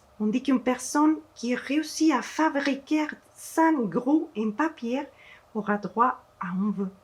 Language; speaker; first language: French; non-native, fluent; Spanish